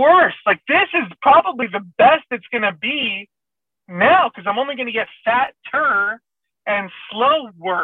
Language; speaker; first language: English; non-native, fluent; Persian